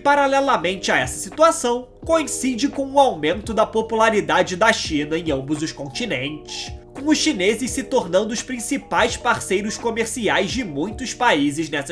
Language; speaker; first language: Portuguese; native; Portuguese